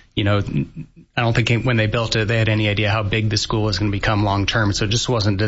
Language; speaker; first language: English; native; English